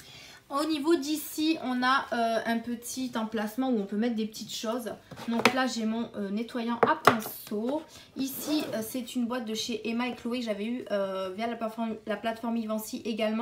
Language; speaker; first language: French; native; French